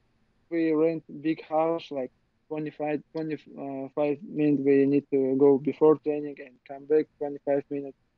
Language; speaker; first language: English; non-native, learner; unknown